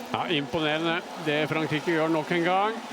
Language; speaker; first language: Norwegian; native; Norwegian